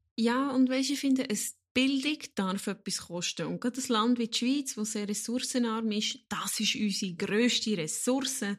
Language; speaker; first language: German; native; German